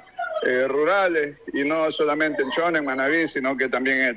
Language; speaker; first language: Spanish; native; Spanish